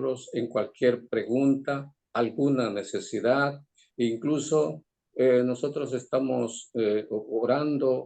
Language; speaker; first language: Spanish; native; Spanish